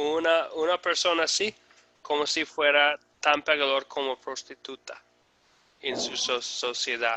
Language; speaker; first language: Spanish; non-native, fluent; English